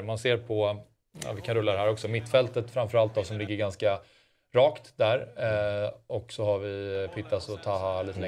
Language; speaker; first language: Swedish; native; Swedish